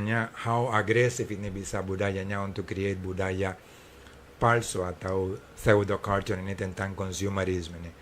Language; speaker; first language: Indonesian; non-native, fluent; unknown